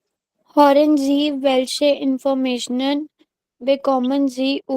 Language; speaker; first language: German; non-native, learner; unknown